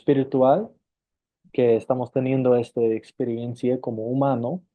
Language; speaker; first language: Spanish; non-native, fluent; English